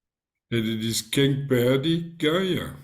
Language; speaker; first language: Portuguese; non-native, fluent; German